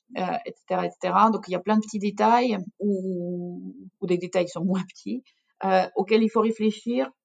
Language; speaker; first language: French; non-native, fluent; Russian